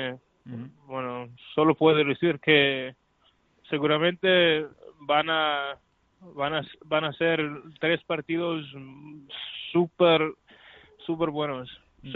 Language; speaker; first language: Spanish; non-native, learner; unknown